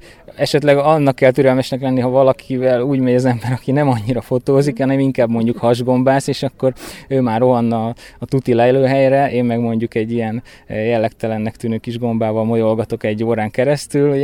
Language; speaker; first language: Hungarian; native; Hungarian